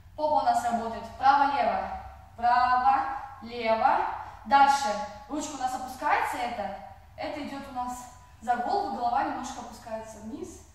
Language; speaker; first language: Russian; non-native, fluent; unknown